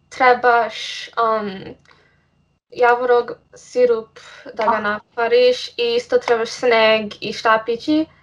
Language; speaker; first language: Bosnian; early bilingual, heritage; English